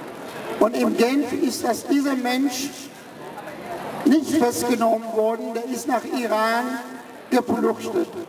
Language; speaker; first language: German; early bilingual, other home language; Persian